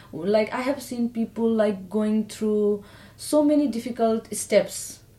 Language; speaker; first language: English; non-native, learner; Nepali